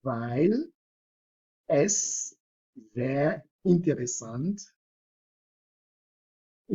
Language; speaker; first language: German; non-native, fluent; French